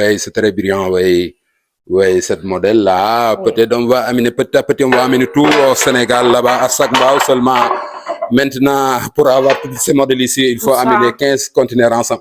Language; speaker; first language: French; non-native, local second language; Wolof